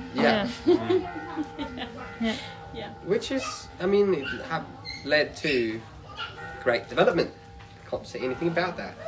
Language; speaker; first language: English; non-native, fluent; Swedish